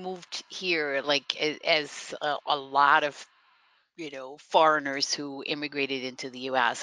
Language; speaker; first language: English; non-native, fluent; Dutch